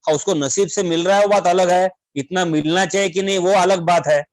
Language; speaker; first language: Hindi; non-native, local second language; Marathi